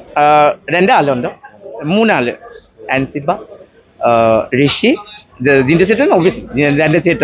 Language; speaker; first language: Malayalam; non-native, fluent; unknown